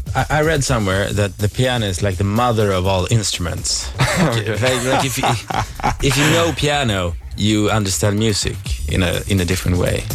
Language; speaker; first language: English; non-native, fluent; Swedish